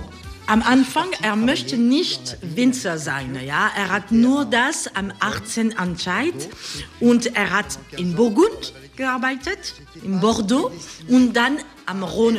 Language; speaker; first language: German; non-native, learner; French